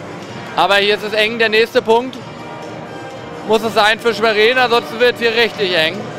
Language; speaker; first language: German; native; German